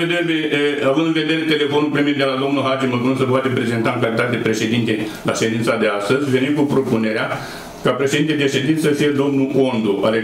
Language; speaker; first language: Romanian; native; Romanian